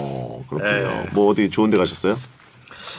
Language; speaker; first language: Korean; native; Korean